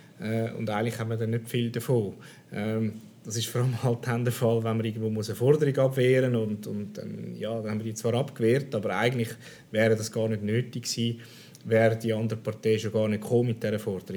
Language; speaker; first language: German; native; German